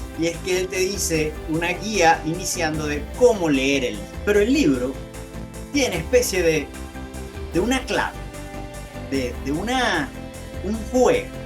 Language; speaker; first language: Spanish; native; Spanish